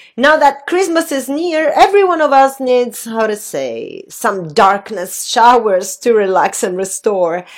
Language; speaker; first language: English; non-native, fluent; Italian